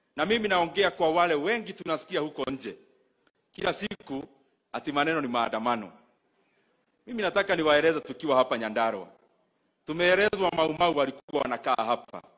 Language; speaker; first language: Swahili; non-native, local second language; Kikuyu